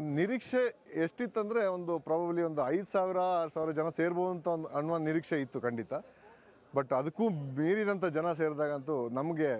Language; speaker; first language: Kannada; non-native, local second language; Kodava